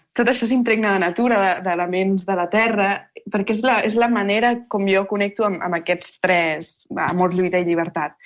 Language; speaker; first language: Catalan; native; Catalan